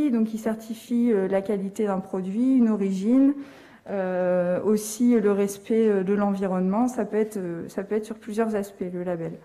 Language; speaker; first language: French; native; French